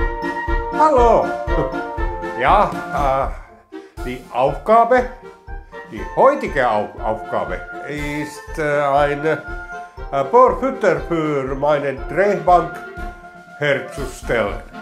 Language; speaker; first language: German; non-native, learner; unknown